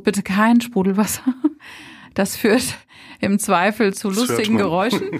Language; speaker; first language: German; native; German